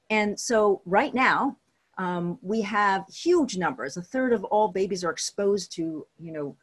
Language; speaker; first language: English; native; English